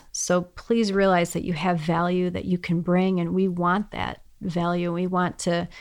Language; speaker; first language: English; native; English